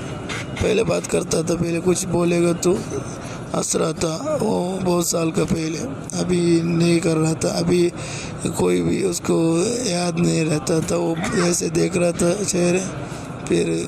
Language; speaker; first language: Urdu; non-native, fluent; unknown